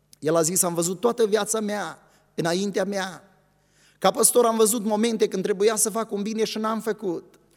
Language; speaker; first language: Romanian; native; Romanian